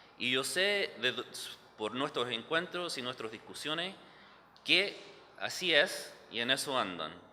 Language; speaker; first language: Spanish; early bilingual, heritage; English